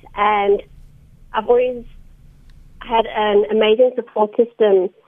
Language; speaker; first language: English; native; English